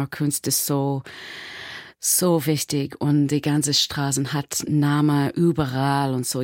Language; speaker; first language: German; non-native, fluent; English